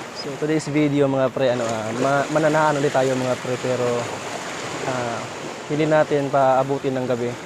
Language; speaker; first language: Filipino; non-native, local second language; Cebuano